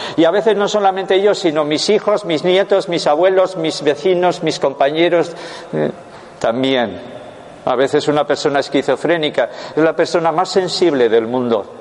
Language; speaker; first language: Spanish; non-native, local second language; Basque